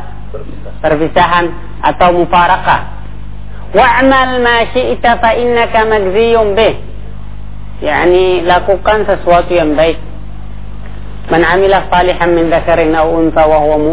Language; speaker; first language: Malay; non-native, fluent; Arabic